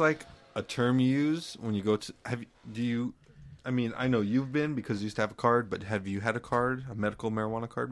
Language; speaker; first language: English; native; English